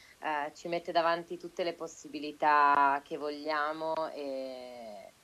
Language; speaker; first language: Italian; native; Italian